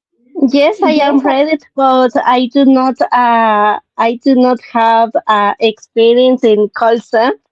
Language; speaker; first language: English; non-native, learner; Spanish